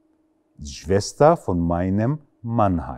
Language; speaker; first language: German; non-native, fluent; Arabic